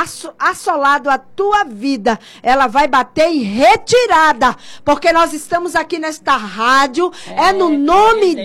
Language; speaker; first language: Portuguese; native; Portuguese